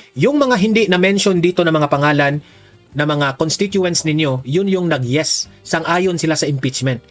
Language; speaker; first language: Filipino; non-native, local second language; Cebuano